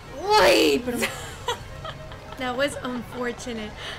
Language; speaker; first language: English; non-native, fluent; Spanish